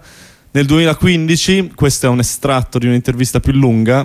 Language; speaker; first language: Italian; native; Italian